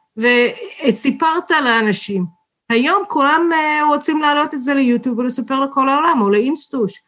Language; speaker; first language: Hebrew; non-native, fluent; English